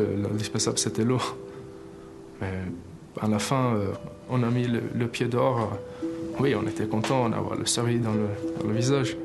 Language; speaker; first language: French; early bilingual, other home language; Albanian